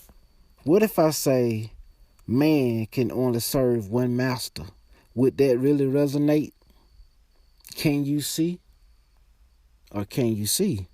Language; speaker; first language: English; native; English